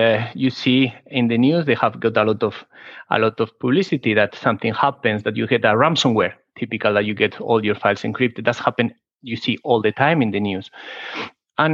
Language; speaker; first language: English; non-native, fluent; Spanish